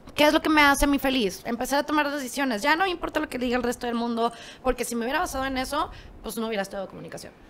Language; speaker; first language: Spanish; native; Spanish